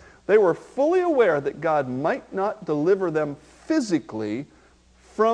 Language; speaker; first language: English; native; English